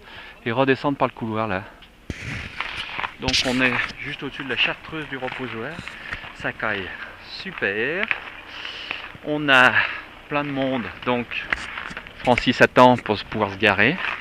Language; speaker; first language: French; native; French